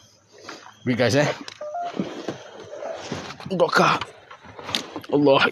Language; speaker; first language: English; non-native, local second language; Malay